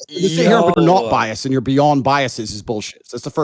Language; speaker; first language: English; native; English